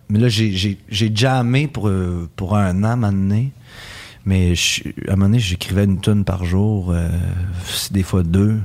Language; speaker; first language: French; early bilingual, heritage; French